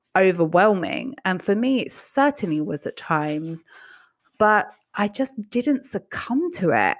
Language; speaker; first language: English; native; English